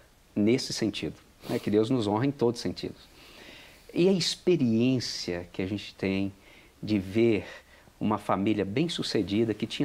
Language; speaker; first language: Portuguese; native; Portuguese